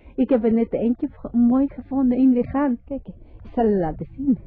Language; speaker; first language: Dutch; non-native, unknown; Spanish